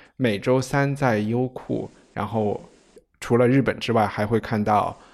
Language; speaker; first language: Chinese; native; Chinese